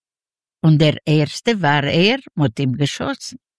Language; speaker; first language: German; non-native, learner; Yiddish